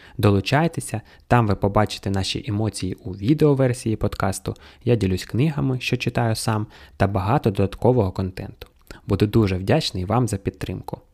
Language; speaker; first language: Ukrainian; non-native, local second language; Russian